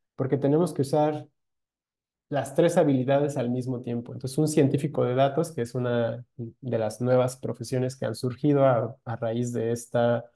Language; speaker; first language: Spanish; native; Spanish